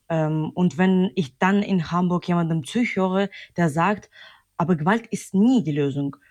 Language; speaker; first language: German; non-native, fluent; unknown